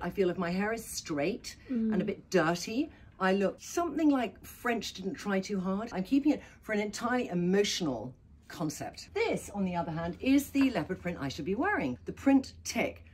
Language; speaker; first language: English; native; English